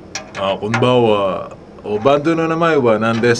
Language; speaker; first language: Japanese; non-native, learner; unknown